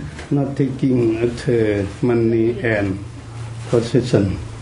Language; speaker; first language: English; non-native, learner; Thai